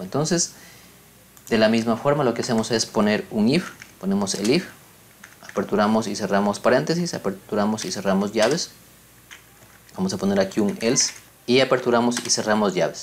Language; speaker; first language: Spanish; native; Spanish